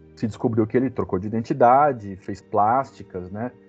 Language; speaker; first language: Portuguese; native; Portuguese